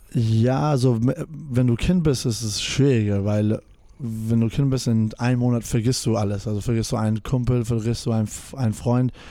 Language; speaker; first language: German; non-native, fluent; English